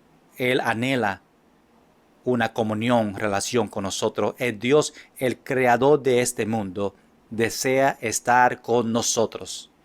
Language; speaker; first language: Spanish; non-native, fluent; English